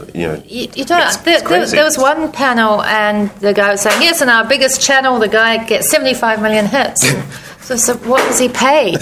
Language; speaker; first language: English; native; English